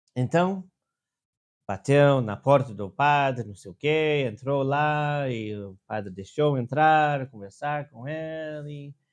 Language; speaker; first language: Portuguese; non-native, fluent; English